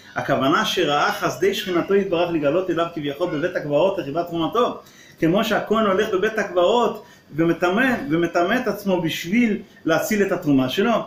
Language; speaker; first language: Hebrew; non-native, local second language; Yiddish